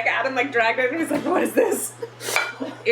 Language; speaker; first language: English; native; English